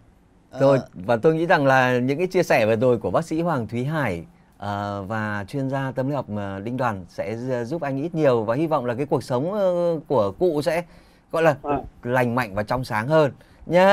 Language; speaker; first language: Vietnamese; native; Vietnamese